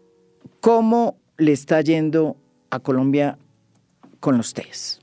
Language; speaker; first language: Spanish; native; Spanish